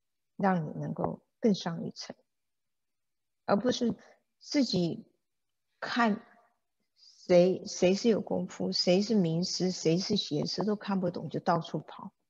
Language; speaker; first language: Chinese; native; Chinese